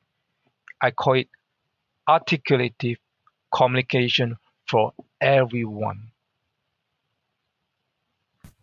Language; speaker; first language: English; non-native, local second language; Hakka Chinese